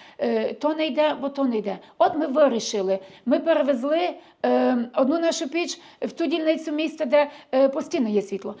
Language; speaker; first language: Ukrainian; early bilingual, heritage; Ukrainian